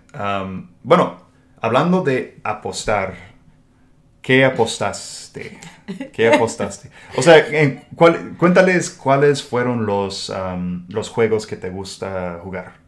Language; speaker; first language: Spanish; non-native, fluent; English